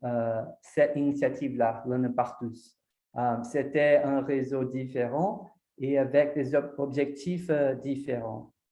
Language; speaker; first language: French; non-native, fluent; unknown